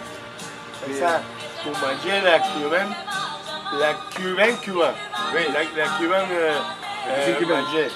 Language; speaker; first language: French; non-native, learner; Spanish